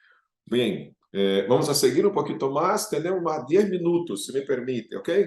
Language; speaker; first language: Spanish; non-native, fluent; Portuguese